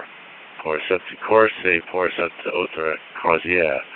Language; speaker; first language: French; non-native, learner; English